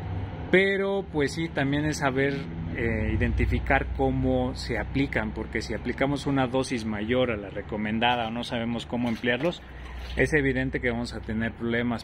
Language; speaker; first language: Spanish; native; Spanish